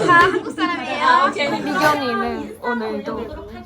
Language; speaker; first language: Korean; native; Korean